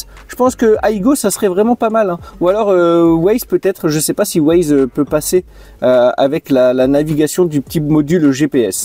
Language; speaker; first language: French; native; French